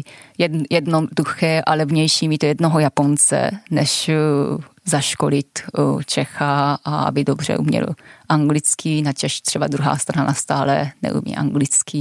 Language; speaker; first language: Czech; non-native, fluent; Japanese